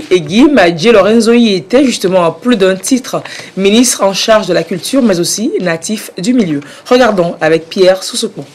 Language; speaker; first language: French; native; French